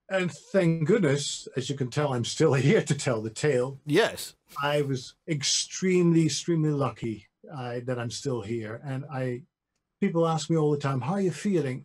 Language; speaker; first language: English; non-native, fluent; Dutch